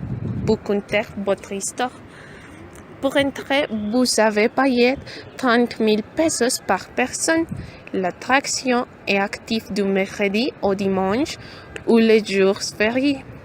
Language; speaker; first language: French; non-native, learner; Spanish